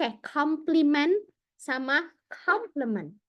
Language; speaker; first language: English; non-native, local second language; Indonesian